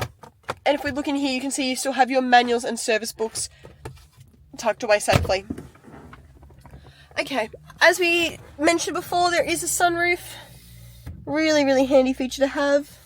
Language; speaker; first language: English; native; English